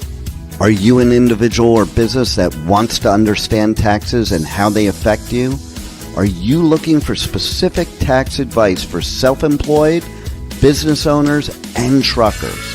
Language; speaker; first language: English; native; English